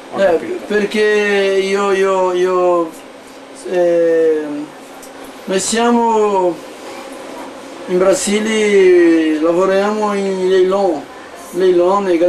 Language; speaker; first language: Italian; non-native, learner; Portuguese